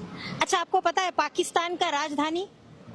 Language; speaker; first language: Hindi; non-native, fluent; Bangla